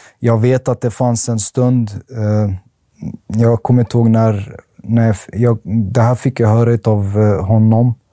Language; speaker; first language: Swedish; early bilingual, other home language; Arabic